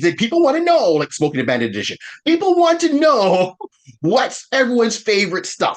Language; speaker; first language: English; native; English